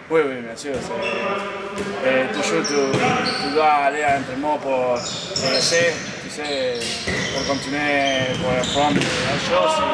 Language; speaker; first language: French; non-native, learner; Spanish